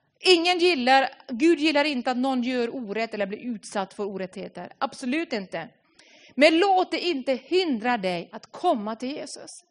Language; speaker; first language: Swedish; non-native, fluent; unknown